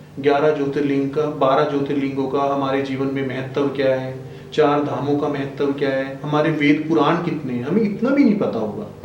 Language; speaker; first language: Hindi; native; Hindi